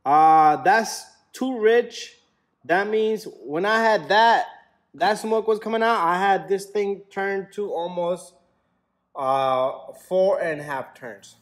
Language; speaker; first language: English; native; English